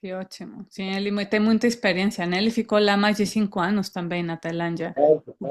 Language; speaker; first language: Portuguese; non-native, fluent; Spanish